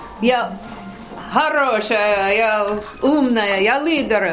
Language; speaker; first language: Russian; non-native, learner; English